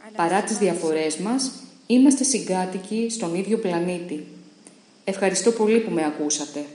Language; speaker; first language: Greek; non-native, learner; Persian